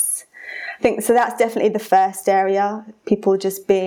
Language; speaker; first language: English; native; English